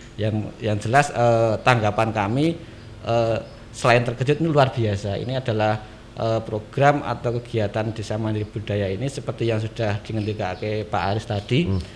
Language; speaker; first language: Indonesian; non-native, local second language; Javanese